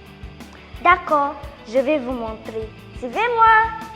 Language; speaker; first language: French; non-native, learner; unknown